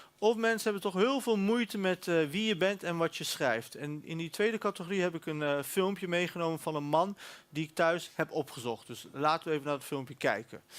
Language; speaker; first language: Dutch; early bilingual, other home language; Turkish